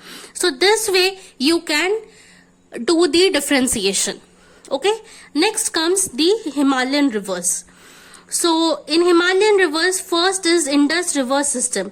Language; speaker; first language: English; non-native, local second language; Hindi